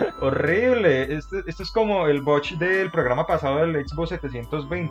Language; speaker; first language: Spanish; native; Spanish